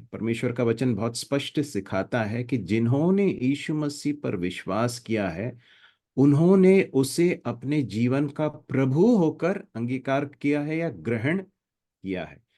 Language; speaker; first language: Hindi; native; Hindi